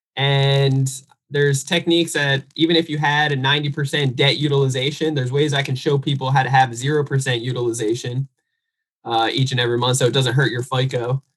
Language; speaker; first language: English; native; English